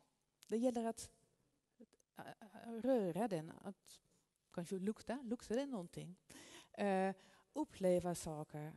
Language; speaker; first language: Swedish; non-native, fluent; Dutch